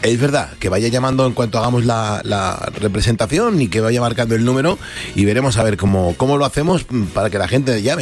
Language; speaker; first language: Spanish; native; Spanish